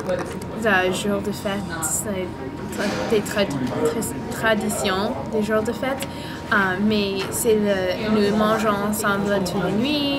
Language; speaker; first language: French; non-native, learner; English